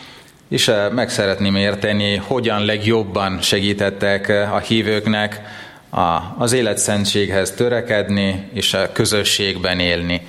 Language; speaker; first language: Hungarian; non-native, fluent; Italian